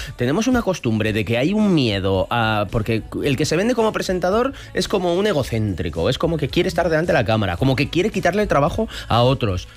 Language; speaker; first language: Spanish; native; Spanish